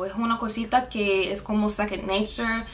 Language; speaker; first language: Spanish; non-native, fluent; English